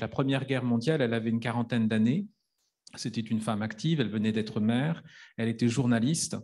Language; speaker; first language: French; native; French